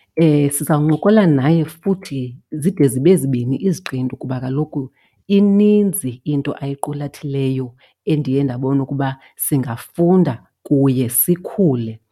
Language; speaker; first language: Xhosa; native; Xhosa